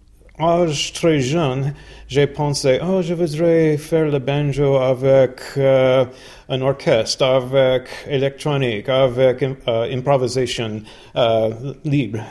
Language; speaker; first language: French; non-native, learner; English